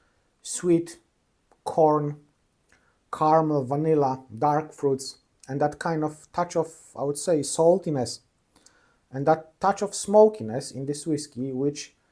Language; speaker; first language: English; non-native, fluent; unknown